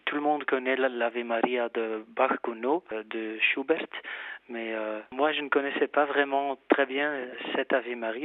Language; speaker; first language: French; non-native, fluent; Dutch